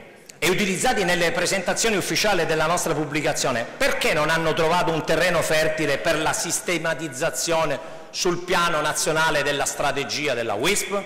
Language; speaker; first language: Italian; native; Italian